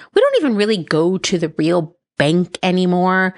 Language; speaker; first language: English; native; English